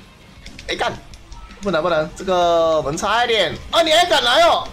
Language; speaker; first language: Chinese; native; Chinese